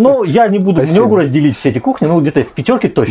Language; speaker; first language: Russian; native; Russian